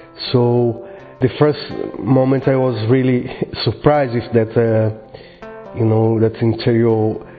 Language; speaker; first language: English; non-native, fluent; Portuguese